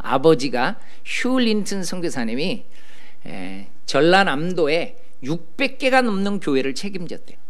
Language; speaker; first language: Korean; native; Korean